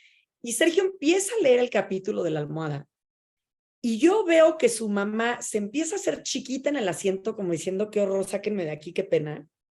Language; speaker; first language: Spanish; native; Spanish